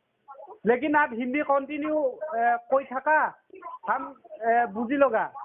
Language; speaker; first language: Hindi; non-native, local second language; Assamese